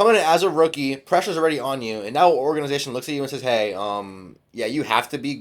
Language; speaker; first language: English; native; English